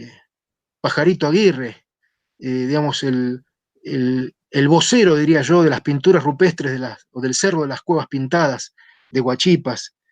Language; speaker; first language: Spanish; native; Spanish